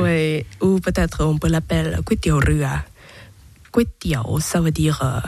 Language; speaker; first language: French; non-native, learner; Thai